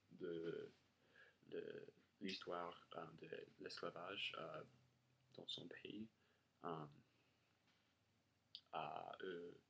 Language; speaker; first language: French; non-native, learner; English